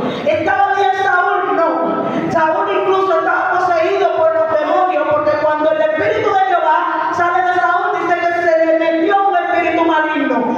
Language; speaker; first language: Spanish; native; Spanish